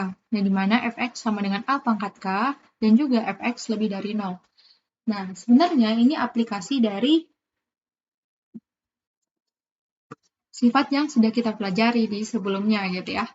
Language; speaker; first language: Indonesian; native; Indonesian